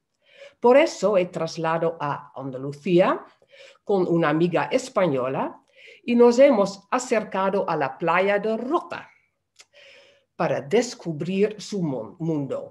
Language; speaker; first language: Spanish; non-native, fluent; Dutch